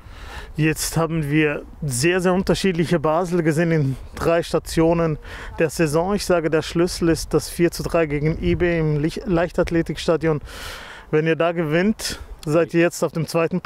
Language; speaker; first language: German; native; German